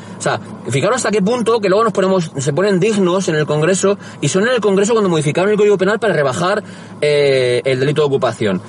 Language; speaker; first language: Spanish; native; Spanish